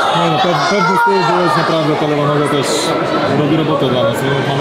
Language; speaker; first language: Polish; native; Polish